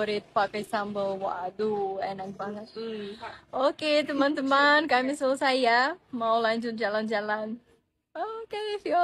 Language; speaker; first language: Indonesian; non-native, fluent; Russian